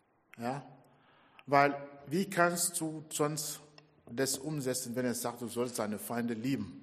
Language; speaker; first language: German; non-native, fluent; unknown